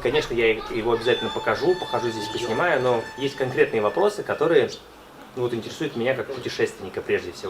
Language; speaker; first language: Russian; native; Russian